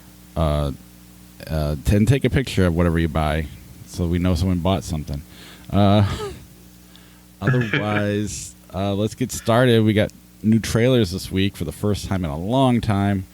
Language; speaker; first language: English; native; English